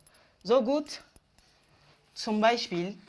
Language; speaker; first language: German; non-native, fluent; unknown